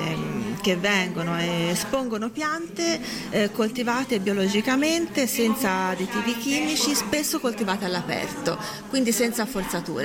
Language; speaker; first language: Italian; native; Italian